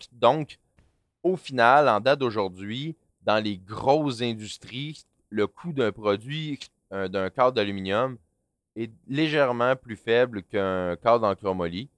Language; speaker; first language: French; native; French